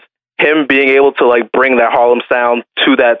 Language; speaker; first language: English; native; English